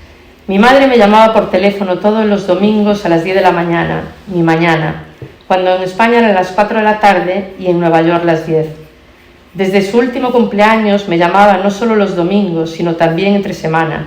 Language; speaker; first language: Spanish; native; Spanish